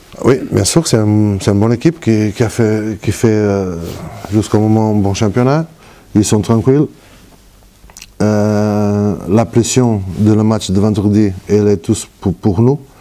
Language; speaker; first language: French; non-native, fluent; Portuguese